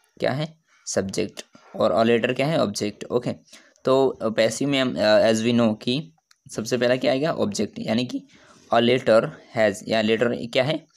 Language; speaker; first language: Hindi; non-native, local second language; Gujarati